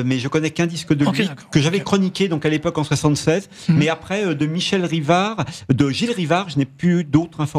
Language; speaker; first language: French; native; French